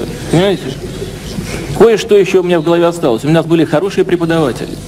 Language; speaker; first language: Russian; native; Russian